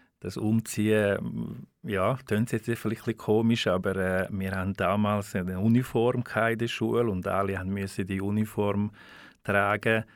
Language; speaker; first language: German; non-native, fluent; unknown